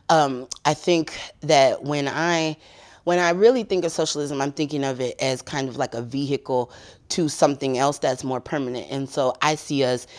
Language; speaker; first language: English; native; English